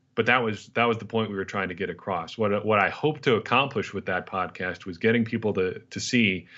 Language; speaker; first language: English; native; English